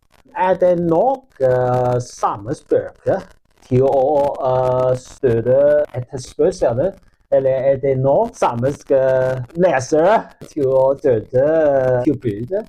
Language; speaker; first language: Norwegian; non-native, learner; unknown